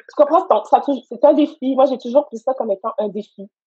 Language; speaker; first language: French; native; French